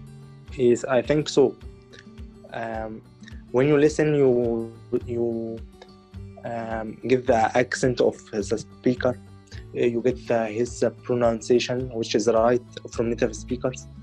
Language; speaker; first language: English; non-native, learner; Arabic